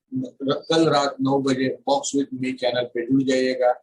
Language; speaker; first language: Hindi; non-native, local second language; Marathi